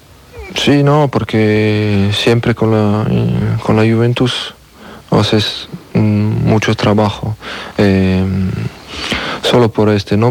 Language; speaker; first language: Spanish; non-native, learner; French